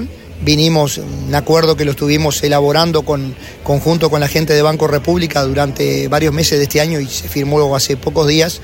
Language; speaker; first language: Spanish; native; Spanish